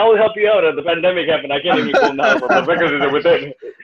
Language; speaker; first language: English; non-native, local second language; Nepali